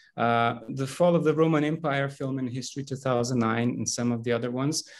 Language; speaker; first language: English; non-native, fluent; Portuguese